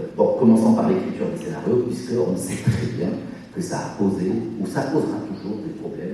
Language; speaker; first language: French; non-native, local second language; Arabic